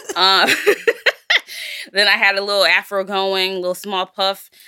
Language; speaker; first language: English; early bilingual, other home language; Yoruba